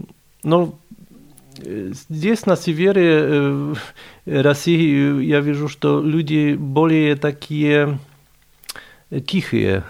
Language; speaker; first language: Russian; non-native, fluent; Polish